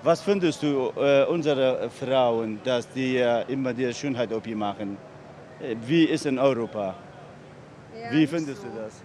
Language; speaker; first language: German; non-native, learner; Central Kurdish